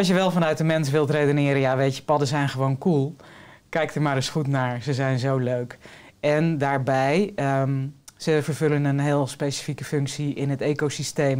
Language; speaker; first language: Dutch; native; Dutch